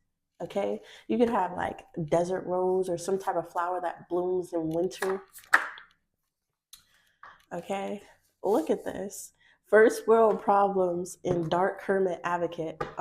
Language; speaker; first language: English; native; English